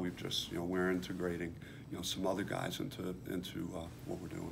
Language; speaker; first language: English; native; English